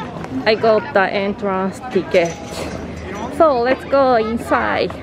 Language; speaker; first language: English; non-native, fluent; Japanese